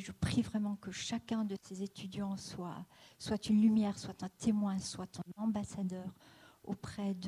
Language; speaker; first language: French; native; French